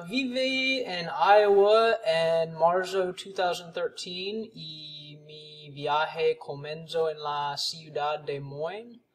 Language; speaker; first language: Spanish; non-native, learner; English